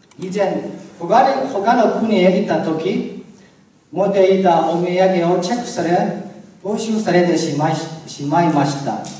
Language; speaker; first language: Japanese; non-native, learner; Chinese